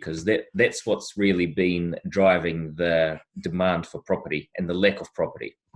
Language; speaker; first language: English; non-native, fluent; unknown